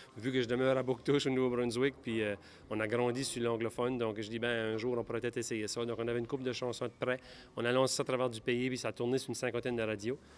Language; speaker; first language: French; native; French